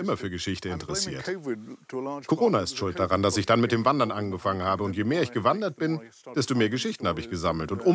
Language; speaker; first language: German; non-native, fluent; English